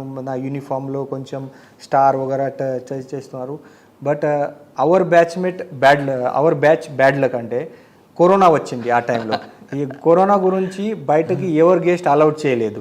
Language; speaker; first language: Telugu; non-native, learner; Marathi